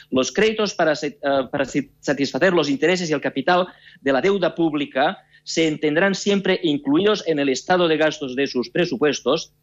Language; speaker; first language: Spanish; non-native, local second language; Catalan